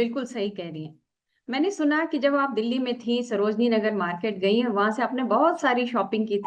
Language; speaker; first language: Hindi; native; Hindi